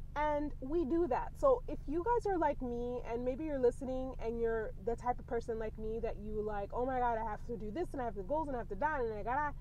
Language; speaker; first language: English; early bilingual, other home language; Spanish